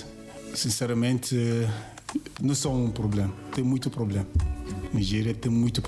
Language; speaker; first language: Portuguese; non-native, learner; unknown